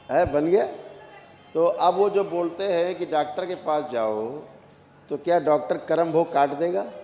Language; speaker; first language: Hindi; native; Hindi